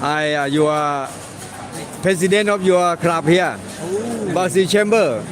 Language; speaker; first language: English; non-native, learner; Thai